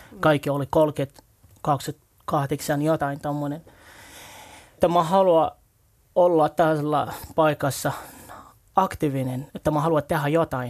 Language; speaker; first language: Finnish; non-native, learner; Arabic